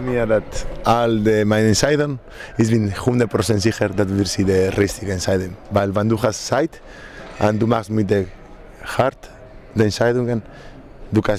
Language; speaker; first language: German; non-native, learner; Spanish